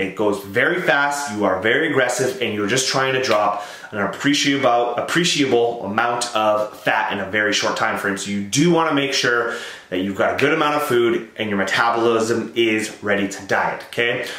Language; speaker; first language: English; native; English